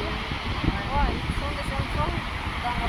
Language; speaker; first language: French; non-native, learner; Portuguese